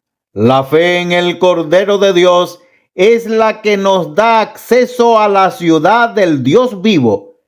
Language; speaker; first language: Spanish; native; Spanish